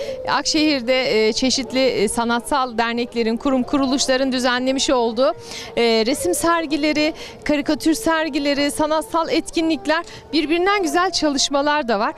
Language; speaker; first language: Turkish; native; Turkish